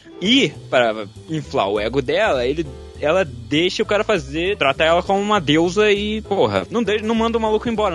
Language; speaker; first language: Portuguese; native; Portuguese